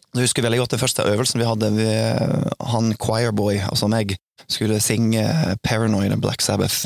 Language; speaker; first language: Norwegian; non-native, fluent; English